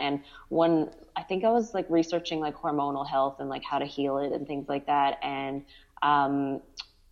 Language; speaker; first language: English; native; English